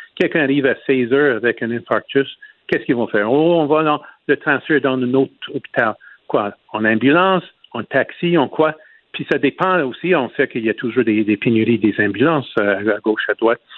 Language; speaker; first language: French; non-native, fluent; Chinese